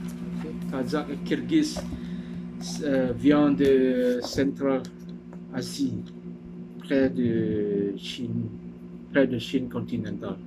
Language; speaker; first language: French; non-native, learner; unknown